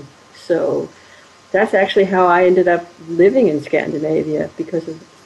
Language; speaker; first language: English; native; English